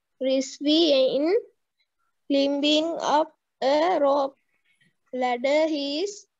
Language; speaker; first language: English; non-native, learner; Sinhala